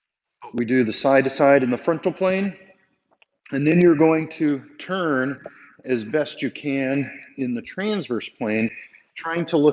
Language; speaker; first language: English; native; English